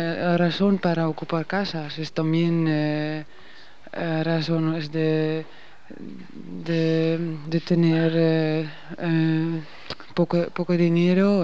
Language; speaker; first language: Spanish; non-native, learner; Dutch